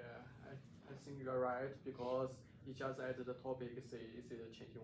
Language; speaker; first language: English; non-native, learner; Chinese